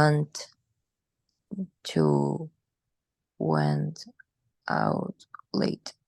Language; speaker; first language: English; non-native, learner; Spanish